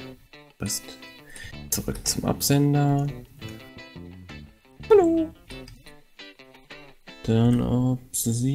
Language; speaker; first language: German; native; German